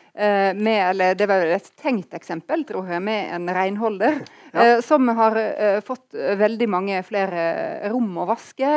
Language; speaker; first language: Norwegian; native; Norwegian